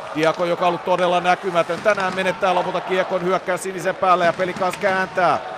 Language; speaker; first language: Finnish; native; Finnish